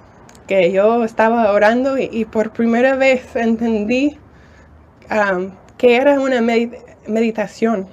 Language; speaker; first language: Spanish; non-native, fluent; English